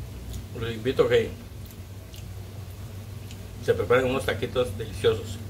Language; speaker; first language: Spanish; native; Spanish